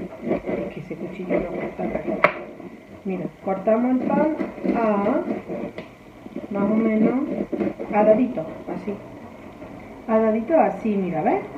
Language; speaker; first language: Spanish; native; Spanish